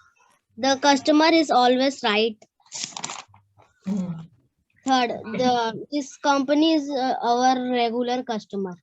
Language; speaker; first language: English; non-native, learner; Hindi